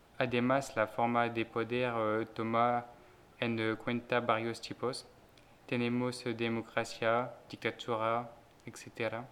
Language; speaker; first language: Spanish; non-native, learner; French